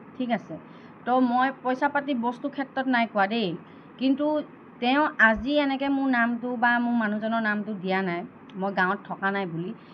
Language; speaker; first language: Assamese; non-native, local second language; Mising